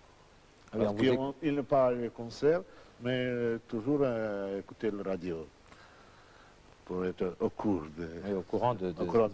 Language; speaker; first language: French; non-native, learner; Russian